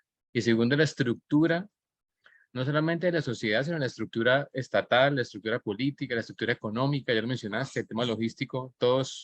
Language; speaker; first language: Spanish; native; Spanish